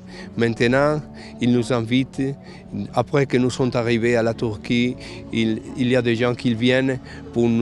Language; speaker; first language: French; non-native, fluent; Spanish